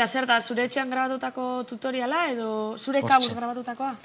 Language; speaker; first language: Basque; native; Basque